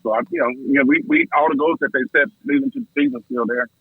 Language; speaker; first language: English; native; English